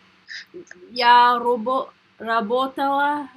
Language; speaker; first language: Russian; non-native, learner; English